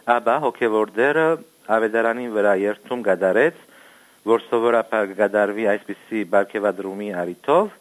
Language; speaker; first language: Armenian; early bilingual, heritage; Armenian